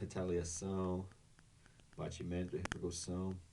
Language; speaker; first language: Portuguese; non-native, learner; English